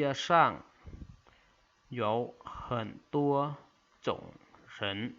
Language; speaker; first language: Chinese; non-native, fluent; Lao